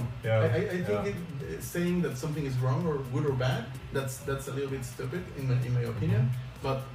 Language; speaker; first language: English; non-native, fluent; Spanish